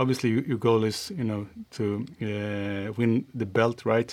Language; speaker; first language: English; non-native, fluent; Swedish